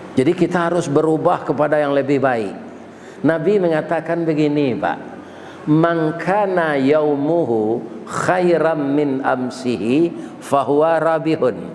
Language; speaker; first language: Malay; non-native, local second language; Minangkabau